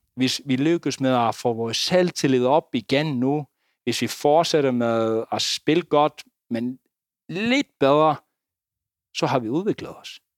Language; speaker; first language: Danish; non-native, fluent; Icelandic